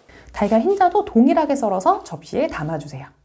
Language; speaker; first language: Korean; native; Korean